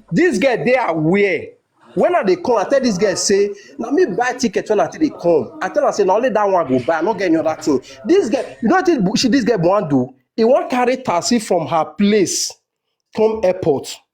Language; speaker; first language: Nigerian Pidgin; non-native, local second language; Esan